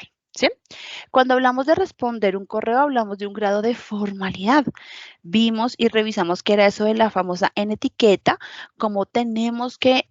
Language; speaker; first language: Spanish; native; Spanish